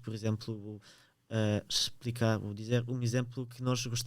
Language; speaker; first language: Portuguese; early bilingual, other home language; Ukrainian